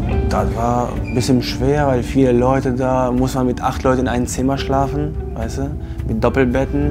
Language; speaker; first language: German; non-native, fluent; Albanian